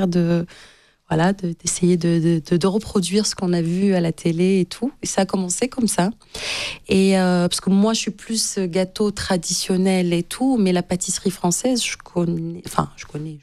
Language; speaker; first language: French; non-native, local second language; Arabic